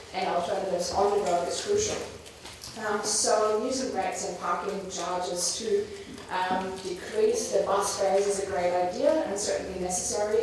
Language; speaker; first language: English; non-native, fluent; German